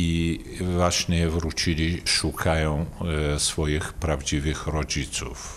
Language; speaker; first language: Polish; non-native, fluent; Kurdish